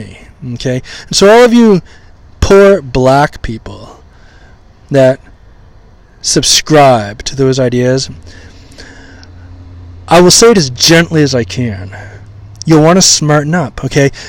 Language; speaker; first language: English; native; English